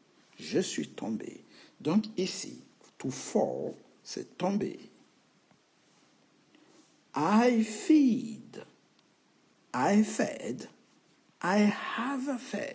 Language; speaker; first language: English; non-native, fluent; French